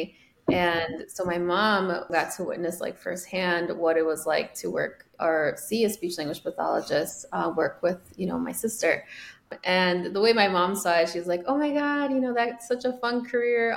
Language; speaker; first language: English; early bilingual, other home language; Spanish